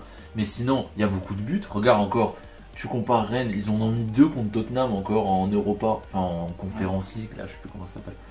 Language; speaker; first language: French; native; French